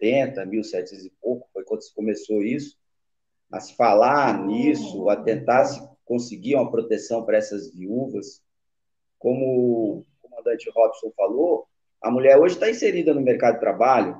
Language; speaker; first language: Portuguese; native; Portuguese